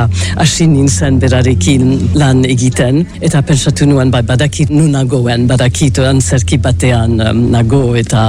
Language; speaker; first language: Basque; non-native, learner; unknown